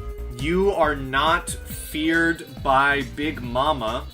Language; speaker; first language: English; native; English